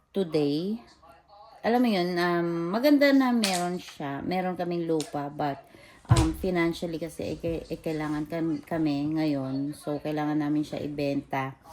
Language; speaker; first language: Filipino; non-native, local second language; Cebuano